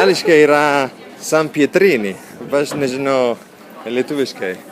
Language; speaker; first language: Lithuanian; non-native, learner; Italian